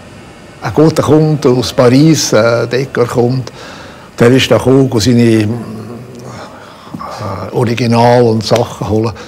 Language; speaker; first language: German; native; German